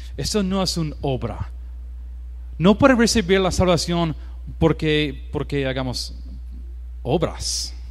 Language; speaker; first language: Spanish; non-native, learner; English